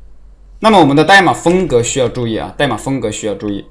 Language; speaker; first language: Chinese; native; Chinese